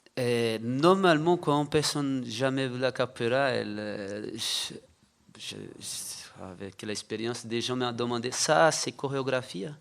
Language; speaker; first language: French; non-native, fluent; Portuguese